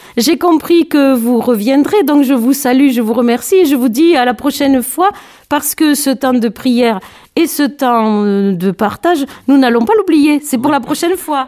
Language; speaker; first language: French; native; French